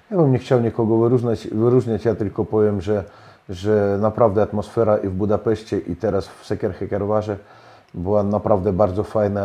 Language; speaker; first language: Polish; non-native, fluent; Russian